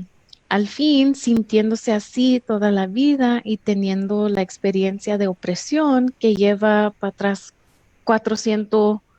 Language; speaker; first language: Spanish; early bilingual, heritage; English